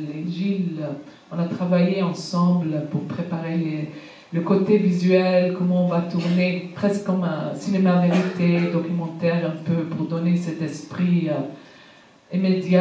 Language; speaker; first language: French; non-native, fluent; Arabic